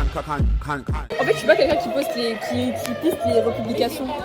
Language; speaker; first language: French; native; French